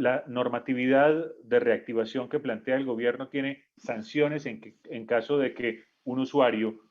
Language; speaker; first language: Spanish; native; Spanish